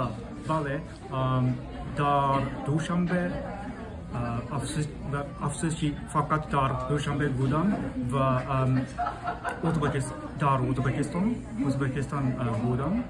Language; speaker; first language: Persian; non-native, learner; Japanese